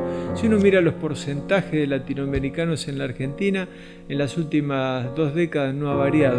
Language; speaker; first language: Spanish; native; Spanish